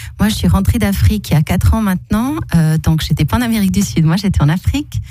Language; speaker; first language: French; early bilingual, other home language; Portuguese